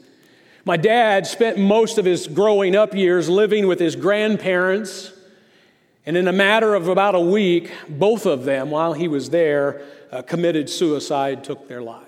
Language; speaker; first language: English; native; English